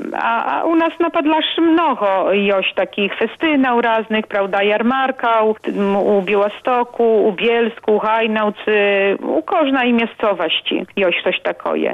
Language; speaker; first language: Polish; non-native, local second language; Belarusian